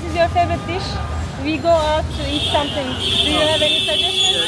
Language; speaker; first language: English; non-native, learner; Turkish